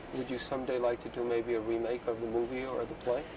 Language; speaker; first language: English; native; English